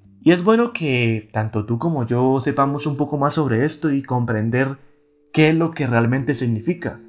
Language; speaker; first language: Spanish; native; Spanish